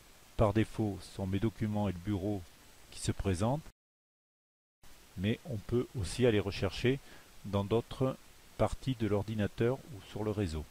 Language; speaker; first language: French; native; French